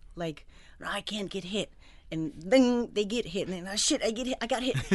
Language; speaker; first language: English; non-native, fluent; Arabic